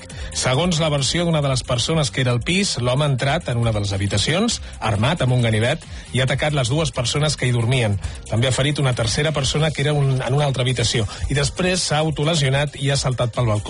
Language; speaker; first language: Catalan; native; Catalan